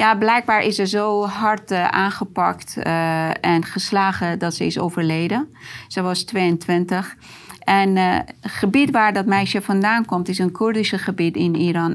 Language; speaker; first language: Dutch; non-native, fluent; Persian